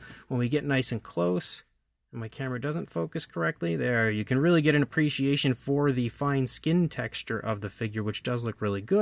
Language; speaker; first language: English; native; English